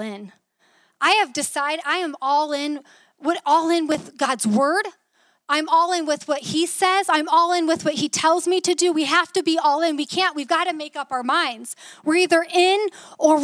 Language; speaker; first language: English; native; English